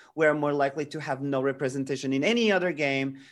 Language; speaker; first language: English; non-native, fluent; Portuguese